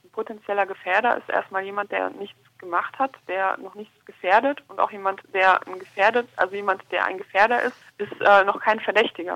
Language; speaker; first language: German; native; German